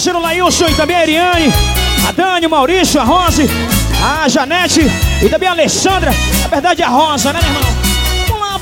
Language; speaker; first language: Portuguese; native; Portuguese